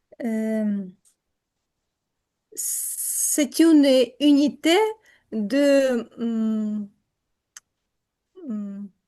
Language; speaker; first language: French; non-native, learner; Ukrainian